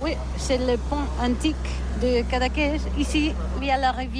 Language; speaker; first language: French; non-native, learner; Catalan